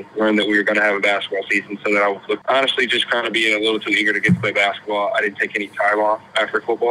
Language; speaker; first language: English; native; English